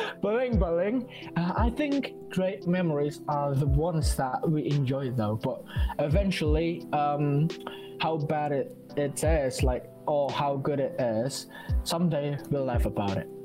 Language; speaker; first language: English; non-native, fluent; Indonesian